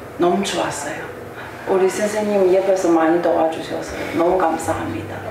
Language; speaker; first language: Korean; non-native, learner; Chinese